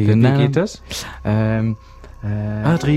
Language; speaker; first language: German; native; German